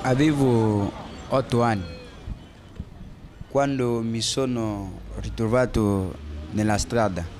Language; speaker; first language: Italian; non-native, learner; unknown